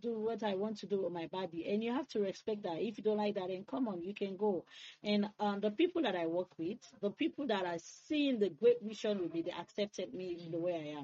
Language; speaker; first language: English; non-native, local second language; Krio